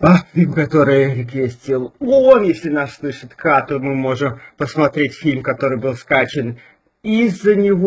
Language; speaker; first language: Russian; native; Russian